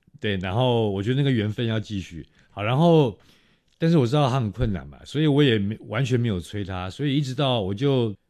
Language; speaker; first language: Chinese; native; Chinese